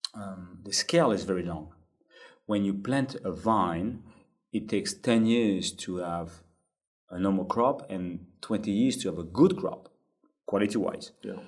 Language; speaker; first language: English; non-native, fluent; French